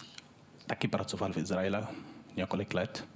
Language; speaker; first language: Czech; non-native, fluent; Arabic